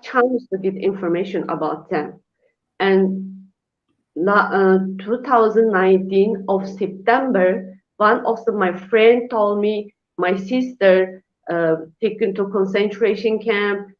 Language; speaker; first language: English; non-native, learner; Uyghur